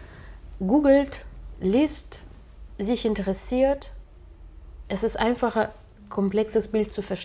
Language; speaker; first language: German; non-native, fluent; Russian